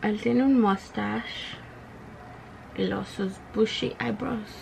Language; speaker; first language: Spanish; early bilingual, heritage; Spanish